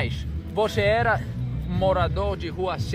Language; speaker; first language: Portuguese; non-native, fluent; Greek